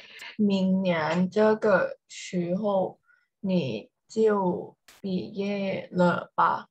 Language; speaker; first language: Chinese; non-native, learner; Thai